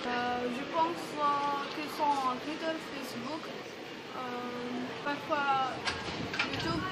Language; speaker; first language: French; non-native, local second language; Arabic